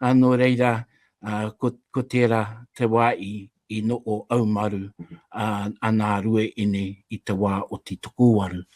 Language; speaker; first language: Māori; native; Māori